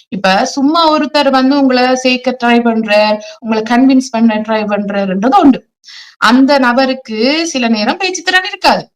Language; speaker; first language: Tamil; early bilingual, heritage; Tamil